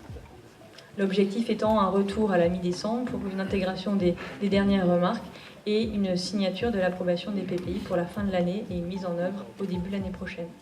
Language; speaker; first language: French; native; French